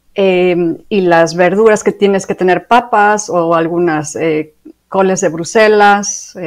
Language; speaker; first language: Spanish; native; Spanish